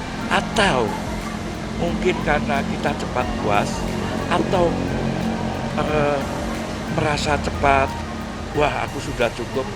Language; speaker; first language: Indonesian; native; Indonesian